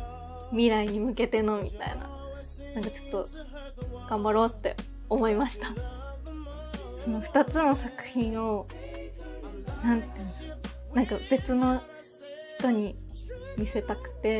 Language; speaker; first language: Japanese; native; Japanese